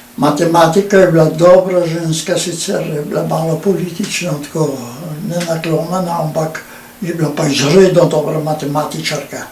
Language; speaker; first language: Slovenian; native; Slovenian